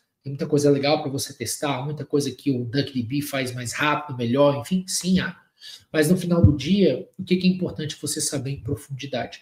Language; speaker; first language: Portuguese; native; Portuguese